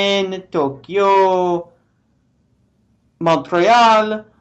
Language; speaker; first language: French; non-native, learner; English